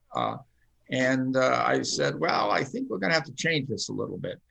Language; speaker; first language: English; early bilingual, other home language; Finnish